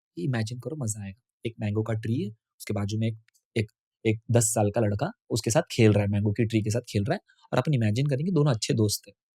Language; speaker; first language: Hindi; non-native, local second language; Tamil